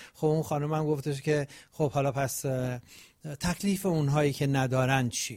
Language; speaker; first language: Persian; native; Persian